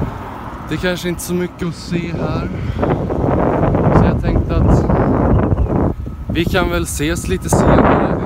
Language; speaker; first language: Swedish; native; Swedish